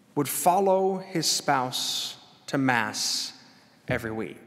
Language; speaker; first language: English; native; English